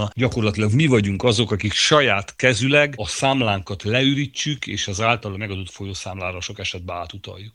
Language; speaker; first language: Hungarian; native; Hungarian